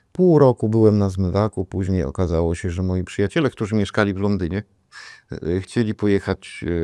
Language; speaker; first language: Polish; native; Polish